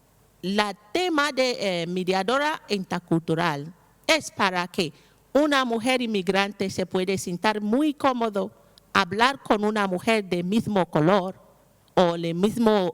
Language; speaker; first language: Spanish; non-native, learner; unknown